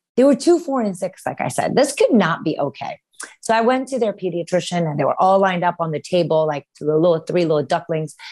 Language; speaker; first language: English; early bilingual, other home language; Romanian